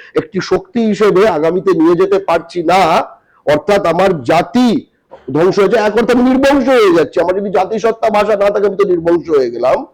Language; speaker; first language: Bangla; native; Bangla